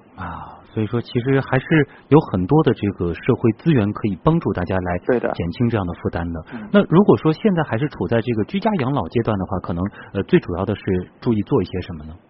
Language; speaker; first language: Chinese; native; Chinese